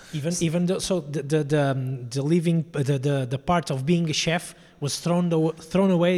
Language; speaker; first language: English; non-native, fluent; Portuguese